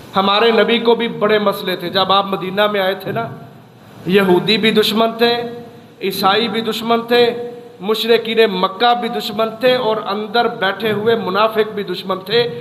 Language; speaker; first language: Urdu; non-native, local second language; Punjabi